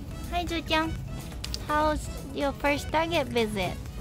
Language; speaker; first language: English; non-native, fluent; Japanese